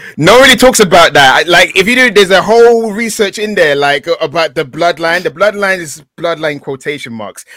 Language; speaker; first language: English; native; English